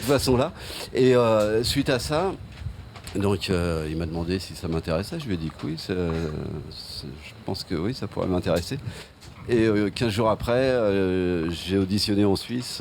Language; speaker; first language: French; native; French